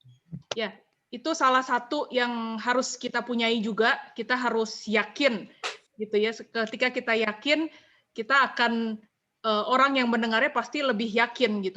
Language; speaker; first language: Indonesian; native; Indonesian